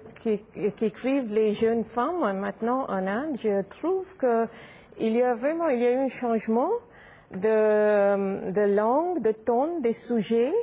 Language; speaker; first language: French; non-native, fluent; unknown